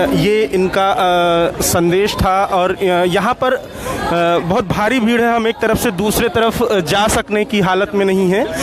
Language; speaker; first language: Hindi; native; Hindi